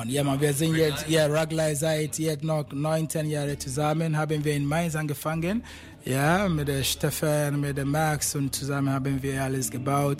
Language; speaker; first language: German; non-native, fluent; Akan